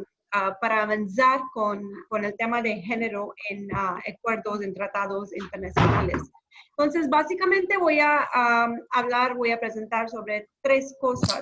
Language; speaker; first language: Spanish; non-native, fluent; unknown